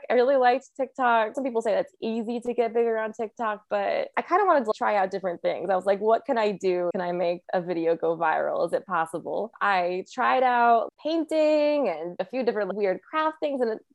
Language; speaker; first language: English; native; English